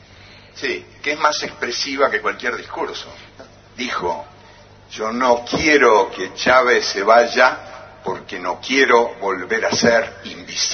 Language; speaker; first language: Spanish; native; Spanish